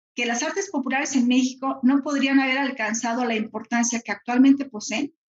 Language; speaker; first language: Spanish; native; Spanish